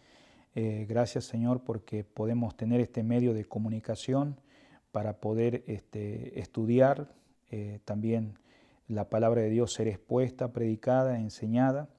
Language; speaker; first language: Spanish; native; Spanish